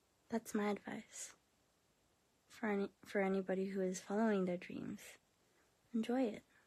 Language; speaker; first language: English; early bilingual, other home language; Korean